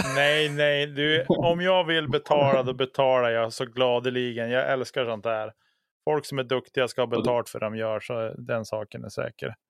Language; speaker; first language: Swedish; native; Swedish